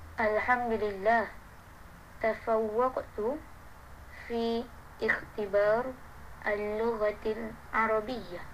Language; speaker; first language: Arabic; non-native, learner; Malay